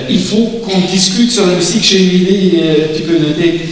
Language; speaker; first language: French; non-native, learner; German